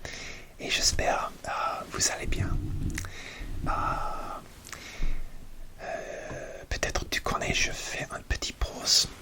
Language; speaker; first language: French; non-native, learner; English